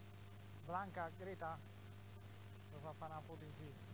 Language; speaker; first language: Italian; native; Italian